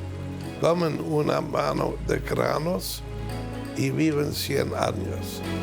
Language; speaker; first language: Spanish; non-native, fluent; German